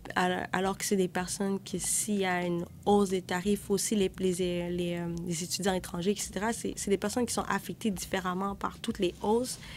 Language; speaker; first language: French; native; French